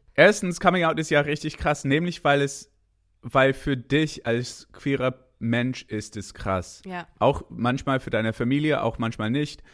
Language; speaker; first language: German; non-native, fluent; English